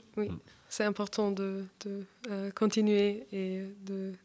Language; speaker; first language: French; non-native, learner; German